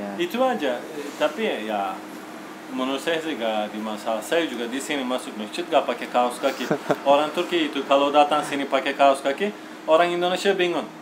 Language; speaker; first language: Indonesian; non-native, fluent; Turkish